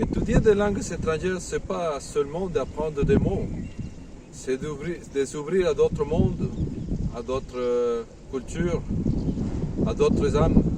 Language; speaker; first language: French; non-native, fluent; Spanish